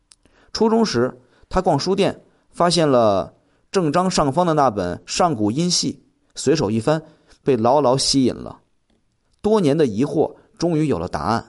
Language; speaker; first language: Chinese; native; Chinese